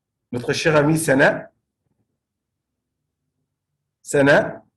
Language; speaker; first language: French; non-native, fluent; Arabic